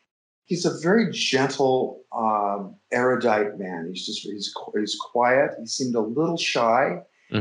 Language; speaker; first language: English; native; English